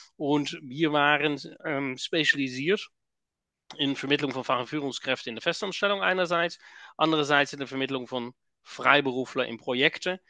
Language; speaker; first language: German; non-native, fluent; Dutch